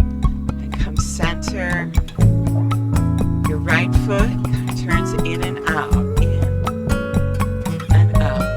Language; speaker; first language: English; native; English